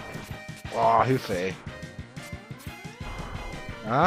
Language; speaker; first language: German; native; German